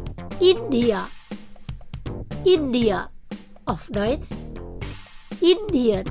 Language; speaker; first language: German; non-native, fluent; Indonesian